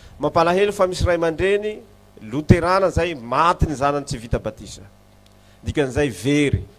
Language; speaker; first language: Malagasy; native; Malagasy